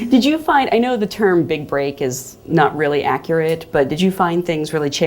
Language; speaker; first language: English; native; English